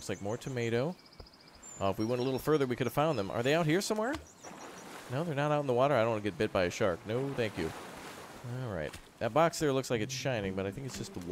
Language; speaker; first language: English; native; English